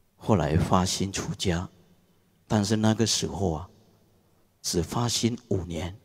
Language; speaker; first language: Chinese; non-native, fluent; Indonesian